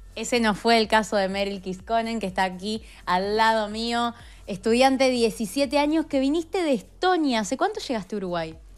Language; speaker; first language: Spanish; native; Spanish